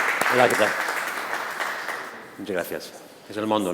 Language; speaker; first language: Spanish; non-native, fluent; Dutch